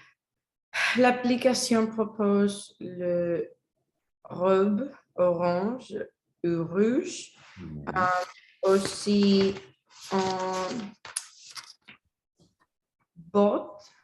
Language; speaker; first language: French; non-native, learner; Spanish